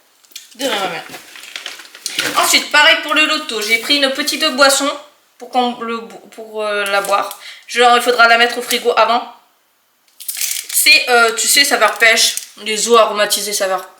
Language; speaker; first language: French; native; French